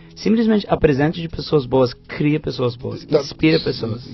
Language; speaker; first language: Portuguese; non-native, fluent; English